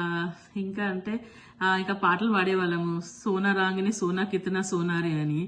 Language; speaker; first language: Telugu; native; Telugu